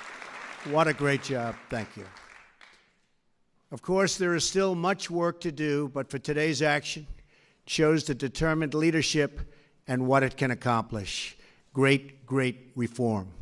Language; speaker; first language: English; native; English